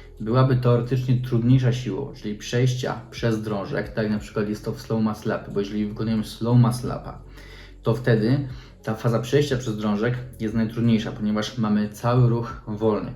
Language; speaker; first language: Polish; native; Polish